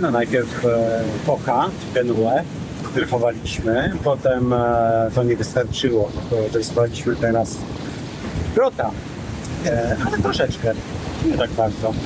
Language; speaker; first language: Polish; native; Polish